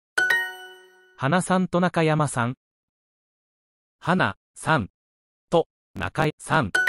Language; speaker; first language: Japanese; non-native, learner; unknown